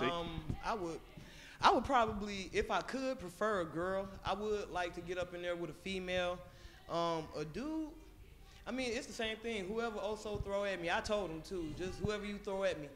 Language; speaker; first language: English; native; English